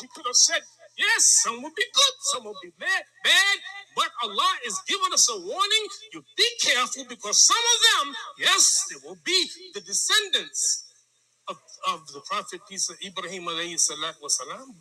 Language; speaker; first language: English; native; English